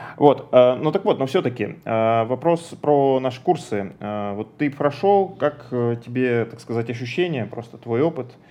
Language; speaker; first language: Russian; native; Russian